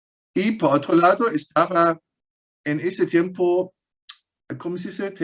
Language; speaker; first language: Spanish; non-native, fluent; German